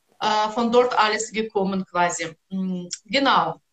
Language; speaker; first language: German; non-native, learner; Russian